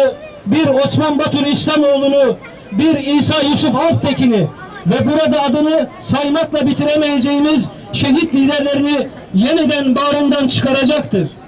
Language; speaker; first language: Turkish; native; Turkish